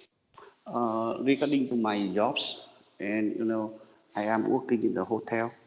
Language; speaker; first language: English; non-native, learner; Vietnamese